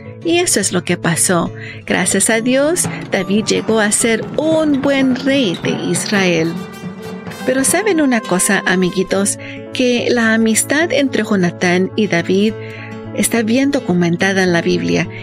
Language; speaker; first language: Spanish; native; Spanish